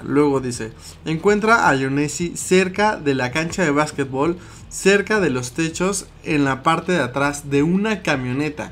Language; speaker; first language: Spanish; native; Spanish